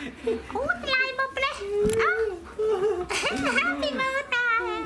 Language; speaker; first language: English; non-native, learner; Khmer